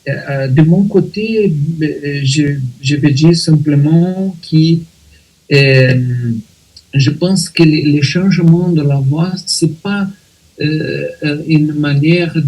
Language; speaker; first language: French; non-native, fluent; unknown